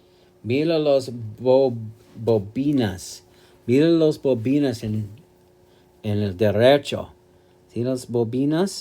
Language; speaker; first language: Spanish; non-native, learner; English